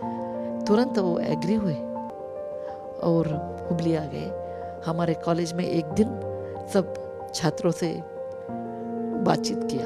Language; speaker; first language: Hindi; non-native, local second language; Kannada